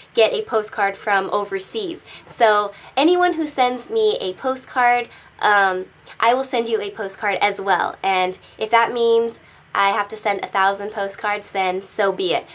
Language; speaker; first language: English; native; English